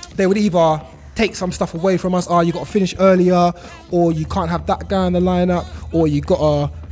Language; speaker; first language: English; native; English